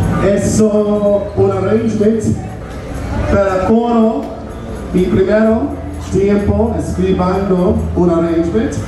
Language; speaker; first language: Spanish; non-native, learner; English